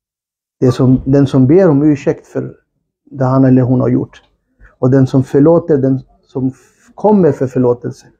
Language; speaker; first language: Swedish; non-native, fluent; Urdu